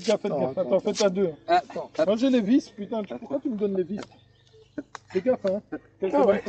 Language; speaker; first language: French; native; French